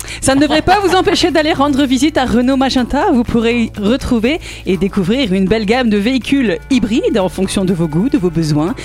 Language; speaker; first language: French; native; French